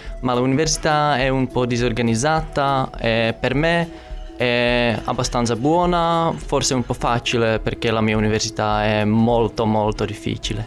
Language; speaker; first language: Italian; non-native, learner; Czech